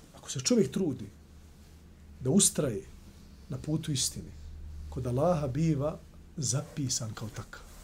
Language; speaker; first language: Bosnian; native; Bosnian